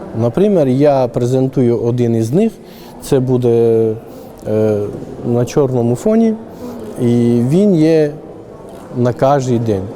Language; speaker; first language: Ukrainian; non-native, local second language; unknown